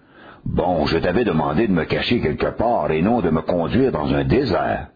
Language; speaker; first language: French; native; French